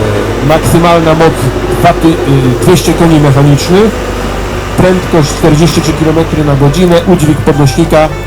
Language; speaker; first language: Polish; native; Polish